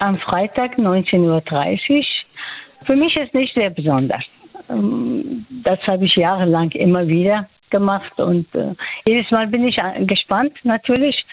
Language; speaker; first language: German; non-native, fluent; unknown